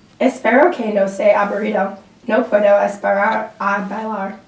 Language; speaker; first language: Spanish; non-native, learner; English